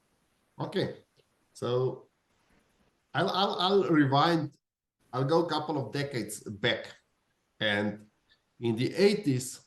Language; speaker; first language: English; non-native, fluent; Slovenian